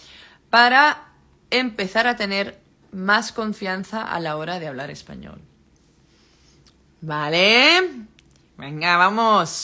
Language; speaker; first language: Spanish; non-native, fluent; Dutch